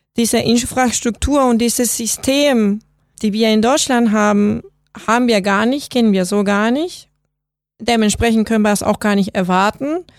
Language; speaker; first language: German; non-native, fluent; Spanish